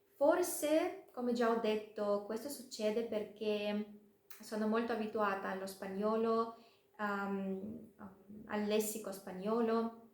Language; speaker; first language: Italian; non-native, fluent; Russian